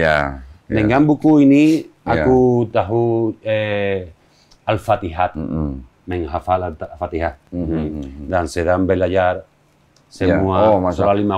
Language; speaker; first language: Indonesian; non-native, learner; Spanish